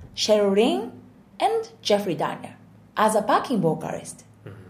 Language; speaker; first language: English; non-native, learner; Japanese